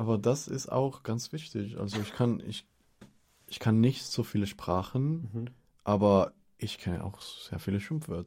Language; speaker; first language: German; non-native, fluent; Spanish